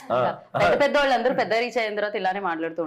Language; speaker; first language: Telugu; native; Telugu